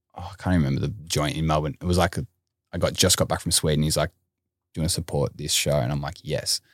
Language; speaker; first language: English; native; English